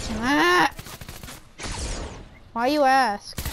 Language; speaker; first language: English; native; English